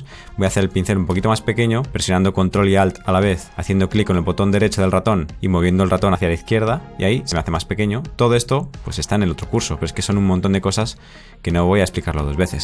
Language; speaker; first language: Spanish; native; Spanish